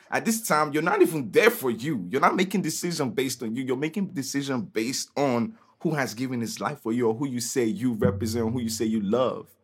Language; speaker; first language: English; non-native, local second language; Igbo